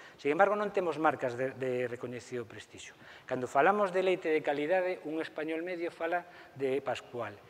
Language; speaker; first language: Galician; native; Galician